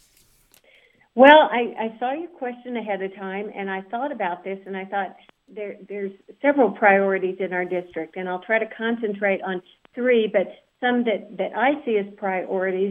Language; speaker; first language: English; native; English